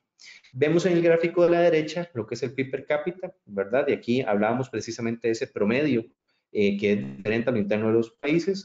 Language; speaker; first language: Spanish; native; Spanish